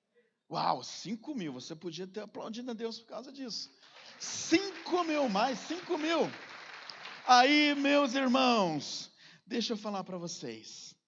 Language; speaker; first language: Portuguese; native; Portuguese